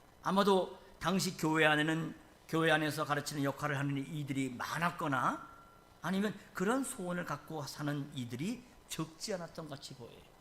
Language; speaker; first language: Korean; native; Korean